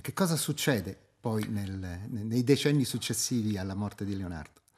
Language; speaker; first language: Italian; native; Italian